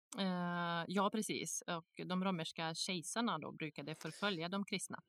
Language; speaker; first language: Swedish; non-native, fluent; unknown